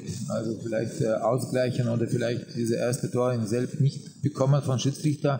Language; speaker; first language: German; non-native, learner; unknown